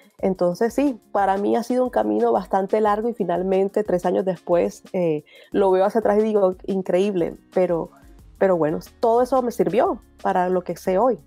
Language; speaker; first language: Spanish; native; Spanish